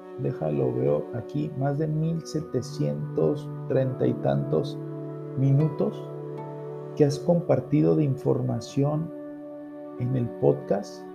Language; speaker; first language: Spanish; native; Spanish